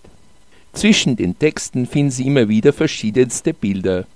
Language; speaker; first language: German; native; German